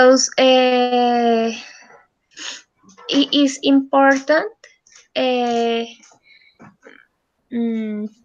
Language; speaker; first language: English; non-native, learner; Spanish